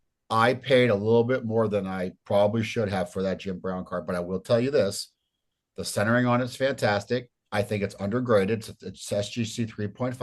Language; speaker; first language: English; native; English